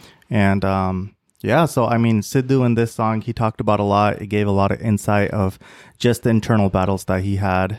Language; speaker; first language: English; native; English